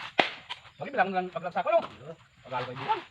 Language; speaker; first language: Filipino; non-native, local second language; Bikol